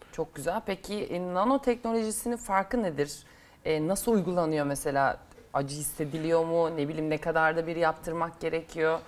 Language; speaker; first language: Turkish; native; Turkish